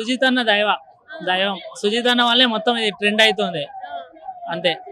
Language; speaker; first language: Telugu; native; Telugu